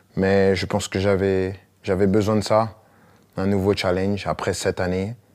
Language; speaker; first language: French; native; French